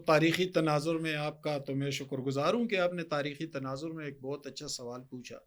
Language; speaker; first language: Urdu; native; Urdu